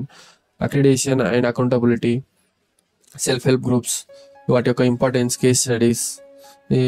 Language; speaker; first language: Telugu; native; Telugu